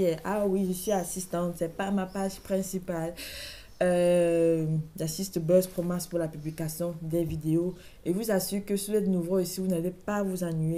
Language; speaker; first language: French; native; French